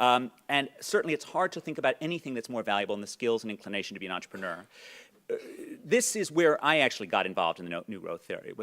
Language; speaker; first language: English; native; English